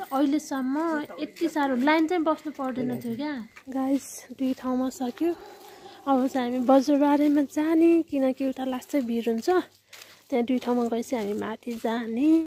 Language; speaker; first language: Nepali; non-native, local second language; Newari